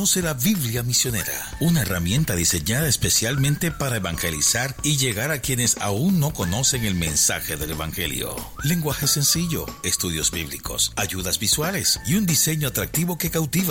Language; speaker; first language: Spanish; native; Spanish